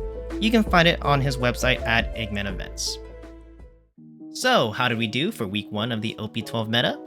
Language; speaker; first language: English; native; English